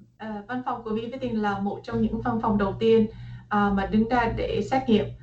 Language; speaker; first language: Vietnamese; early bilingual, heritage; Vietnamese